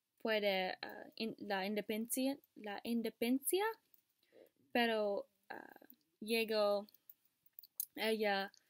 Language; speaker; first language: Spanish; non-native, learner; English